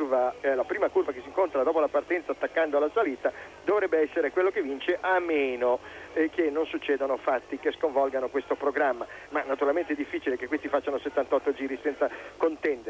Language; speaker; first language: Italian; native; Italian